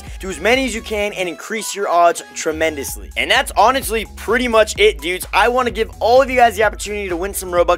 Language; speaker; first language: English; native; English